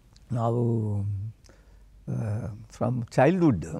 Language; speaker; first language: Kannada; non-native, fluent; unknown